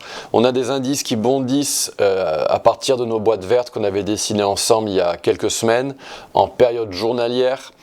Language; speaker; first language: French; native; French